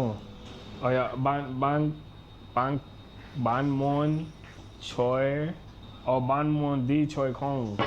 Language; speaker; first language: Vietnamese; non-native, learner; English